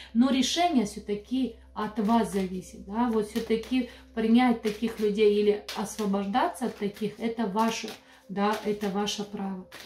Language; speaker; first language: Russian; non-native, local second language; Romanian